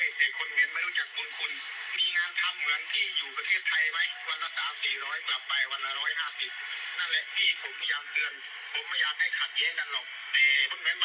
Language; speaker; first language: Thai; non-native, fluent; Khmer